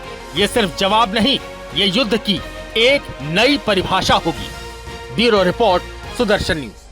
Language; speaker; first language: Hindi; native; Hindi